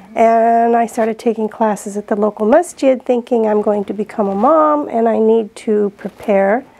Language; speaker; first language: English; native; English